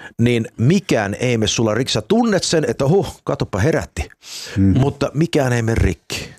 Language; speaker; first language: Finnish; early bilingual, heritage; Finnish